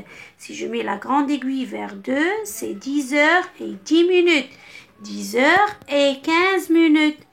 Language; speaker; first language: French; non-native, local second language; Arabic